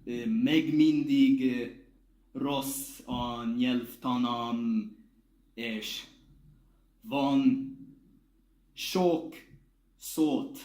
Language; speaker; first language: Hungarian; non-native, learner; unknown